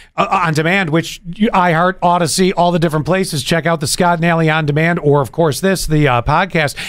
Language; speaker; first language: English; native; English